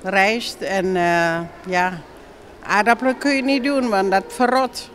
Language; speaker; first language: Dutch; non-native, fluent; Arabic